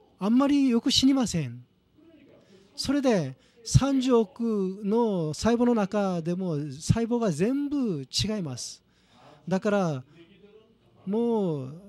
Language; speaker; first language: Japanese; non-native, fluent; Korean